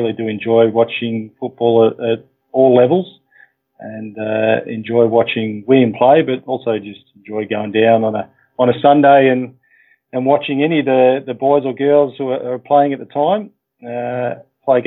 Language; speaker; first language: English; native; English